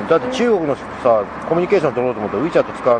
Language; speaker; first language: Japanese; native; Japanese